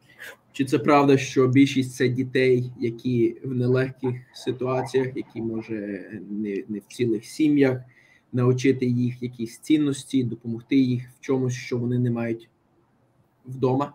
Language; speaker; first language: Ukrainian; early bilingual, heritage; Ukrainian